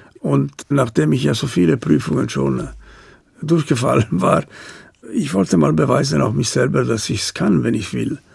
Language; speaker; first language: German; non-native, local second language; Italian